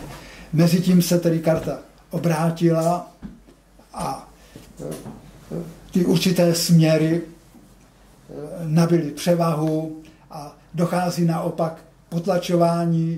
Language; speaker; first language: Czech; native; Czech